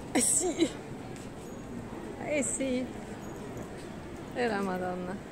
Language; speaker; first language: Italian; non-native, learner; Russian